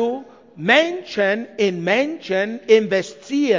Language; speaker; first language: German; non-native, learner; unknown